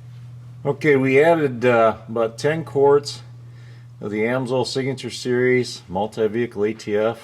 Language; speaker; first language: English; native; English